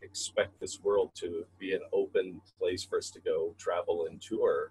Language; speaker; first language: English; native; English